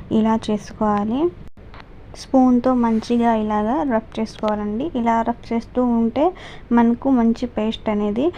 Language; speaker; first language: Telugu; non-native, local second language; Urdu